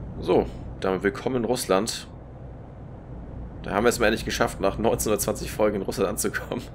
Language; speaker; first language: German; native; German